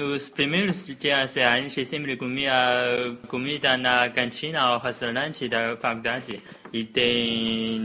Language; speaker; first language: Portuguese; non-native, learner; Chinese